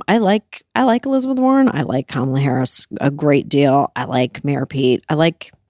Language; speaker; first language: English; native; English